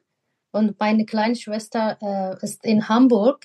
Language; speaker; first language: German; non-native, fluent; Persian